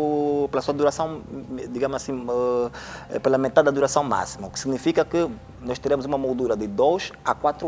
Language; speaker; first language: Portuguese; native; Portuguese